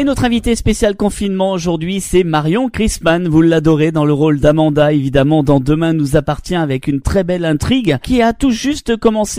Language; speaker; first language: French; native; French